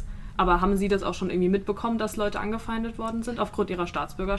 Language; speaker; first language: German; native; German